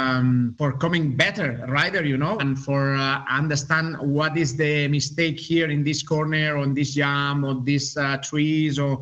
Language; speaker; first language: English; non-native, learner; Spanish